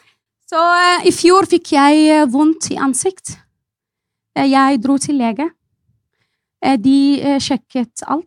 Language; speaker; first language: Norwegian; non-native, fluent; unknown